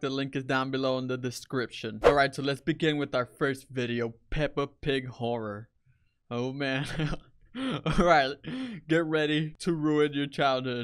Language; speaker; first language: English; native; English